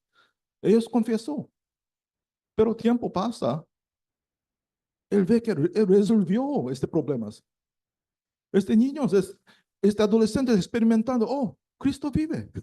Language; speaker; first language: Spanish; non-native, learner; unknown